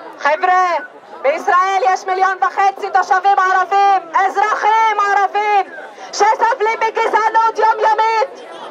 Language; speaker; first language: Hebrew; non-native, local second language; Arabic